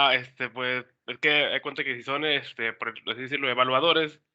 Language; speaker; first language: Spanish; native; Spanish